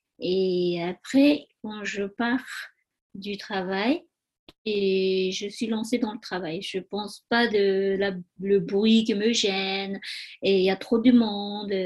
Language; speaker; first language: French; non-native, learner; Tibetan